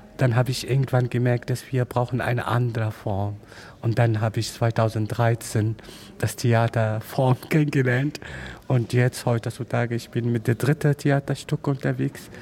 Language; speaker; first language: German; non-native, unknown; Arabic